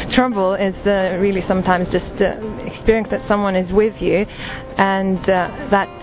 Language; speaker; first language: English; non-native, fluent; Lithuanian